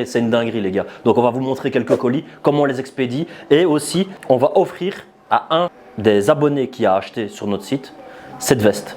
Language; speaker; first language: French; native; French